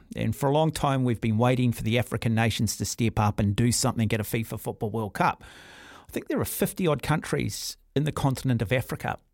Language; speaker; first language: English; native; English